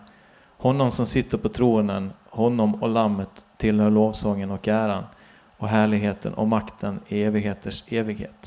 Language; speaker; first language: Swedish; native; Swedish